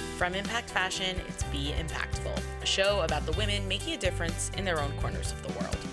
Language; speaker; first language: English; native; English